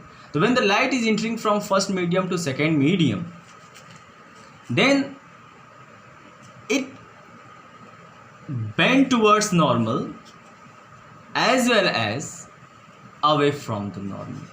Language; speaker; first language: English; non-native, local second language; Hindi